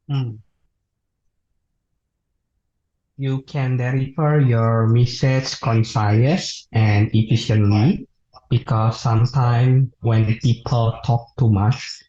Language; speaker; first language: English; non-native, learner; Indonesian